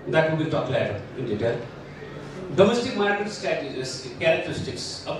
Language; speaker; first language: English; non-native, local second language; Nepali